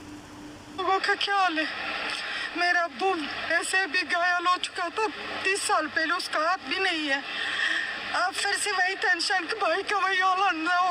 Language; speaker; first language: Hindi; non-native, fluent; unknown